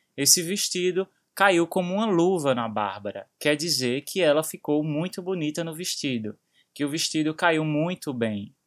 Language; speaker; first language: Portuguese; native; Portuguese